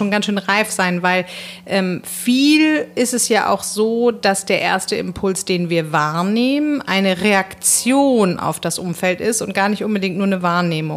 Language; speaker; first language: German; native; German